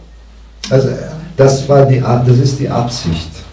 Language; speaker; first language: German; non-native, fluent; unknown